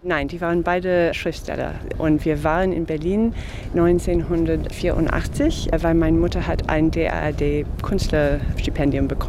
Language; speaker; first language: German; non-native, fluent; English